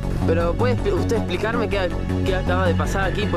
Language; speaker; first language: Spanish; native; Spanish